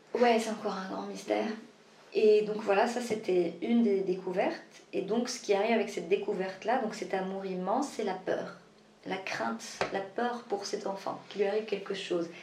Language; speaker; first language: French; non-native, local second language; Arabic